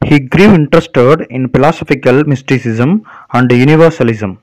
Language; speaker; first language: English; non-native, local second language; Tamil